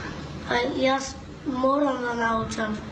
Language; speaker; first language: Macedonian; early bilingual, heritage; Macedonian